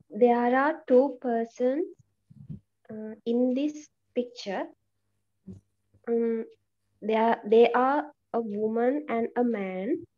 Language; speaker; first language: English; non-native, learner; Sinhala